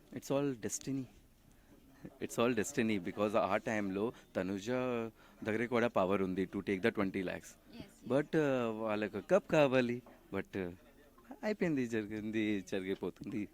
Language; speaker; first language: Telugu; non-native, learner; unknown